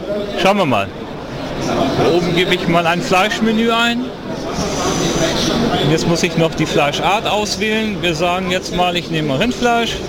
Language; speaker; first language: German; native; German